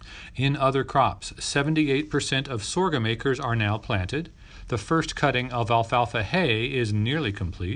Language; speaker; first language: English; native; English